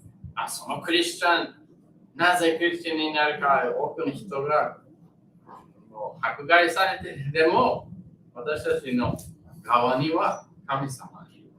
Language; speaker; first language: Japanese; non-native, learner; English